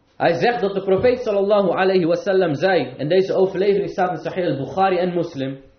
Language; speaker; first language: Dutch; early bilingual, other home language; Arabic